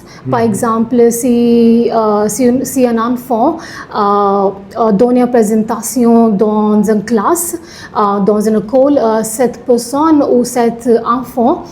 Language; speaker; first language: French; non-native, learner; Punjabi